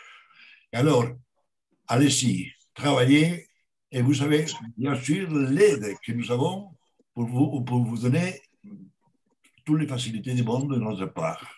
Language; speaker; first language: French; non-native, learner; Spanish